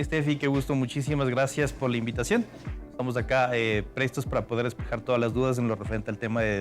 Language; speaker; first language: Spanish; native; Spanish